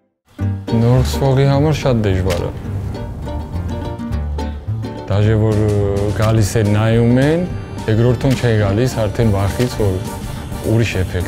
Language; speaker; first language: Armenian; early bilingual, heritage; Armenian